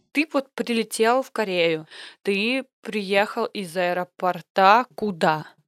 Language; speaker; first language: Russian; native; Russian